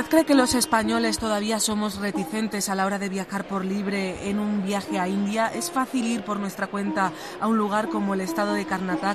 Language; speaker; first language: Spanish; native; Spanish